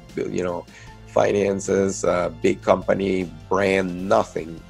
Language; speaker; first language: English; non-native, fluent; Spanish